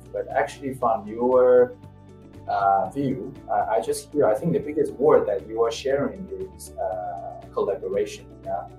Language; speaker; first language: English; non-native, fluent; Chinese